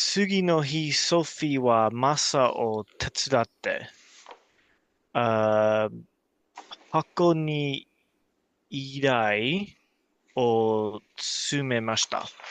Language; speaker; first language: Japanese; non-native, learner; English